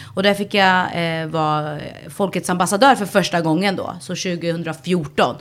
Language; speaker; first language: Swedish; early bilingual, other home language; Spanish